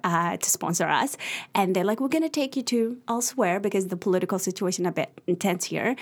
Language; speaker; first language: English; early bilingual, other home language; Arabic